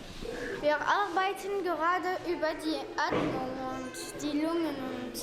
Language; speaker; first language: German; non-native, learner; French